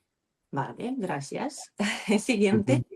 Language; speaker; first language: Spanish; non-native, learner; Russian